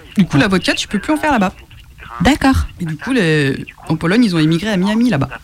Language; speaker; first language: French; native; French